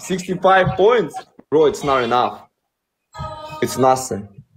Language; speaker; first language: English; non-native, learner; Russian